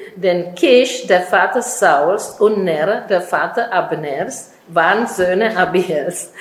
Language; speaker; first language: German; non-native, fluent; Czech